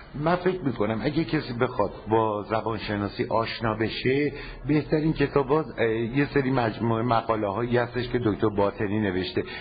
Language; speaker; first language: Persian; non-native, fluent; German